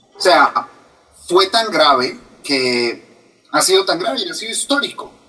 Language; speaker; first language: Spanish; native; Spanish